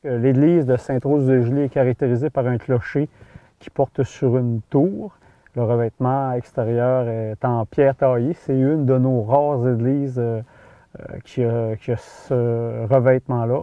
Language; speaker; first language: French; native; French